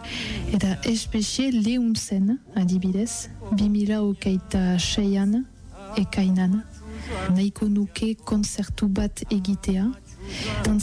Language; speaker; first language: Basque; non-native, learner; French